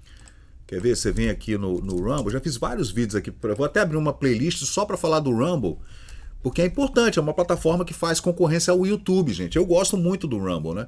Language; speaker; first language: Portuguese; native; Portuguese